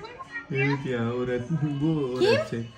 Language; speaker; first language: Turkish; non-native, learner; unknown